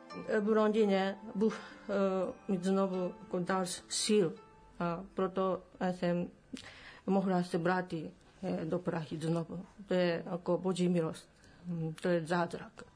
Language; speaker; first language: Czech; non-native, learner; Japanese